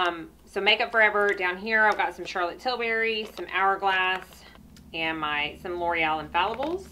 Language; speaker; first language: English; native; English